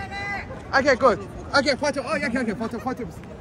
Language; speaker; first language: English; non-native, fluent; Persian